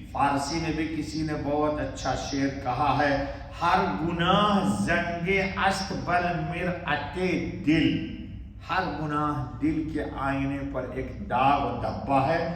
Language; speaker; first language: Urdu; native; Urdu